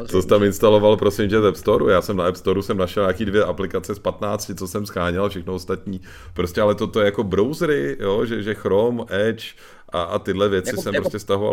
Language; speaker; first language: Czech; native; Czech